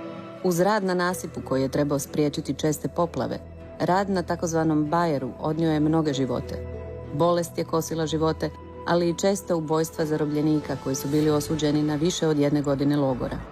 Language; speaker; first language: Croatian; native; Croatian